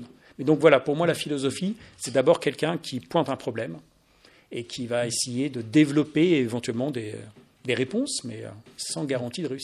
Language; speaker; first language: French; native; French